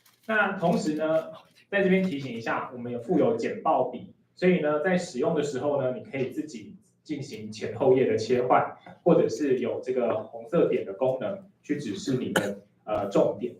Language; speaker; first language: Chinese; native; Chinese